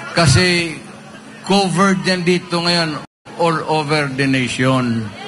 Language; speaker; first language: Filipino; non-native, local second language; Cebuano